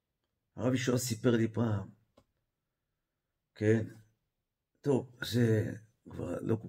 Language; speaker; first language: Hebrew; native; Hebrew